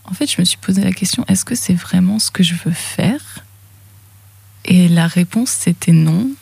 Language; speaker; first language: French; early bilingual, other home language; English